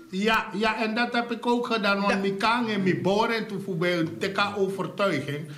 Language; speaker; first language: Dutch; native; Dutch